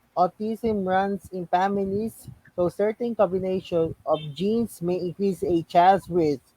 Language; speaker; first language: English; non-native, local second language; Filipino